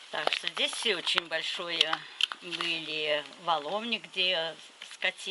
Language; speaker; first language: Russian; native; Russian